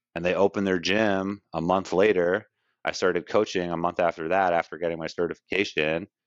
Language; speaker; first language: English; native; English